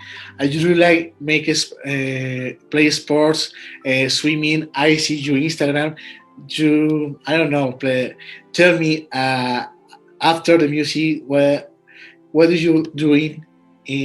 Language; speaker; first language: English; non-native, learner; Spanish